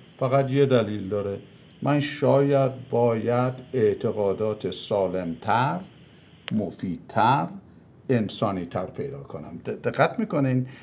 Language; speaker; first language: Persian; native; Persian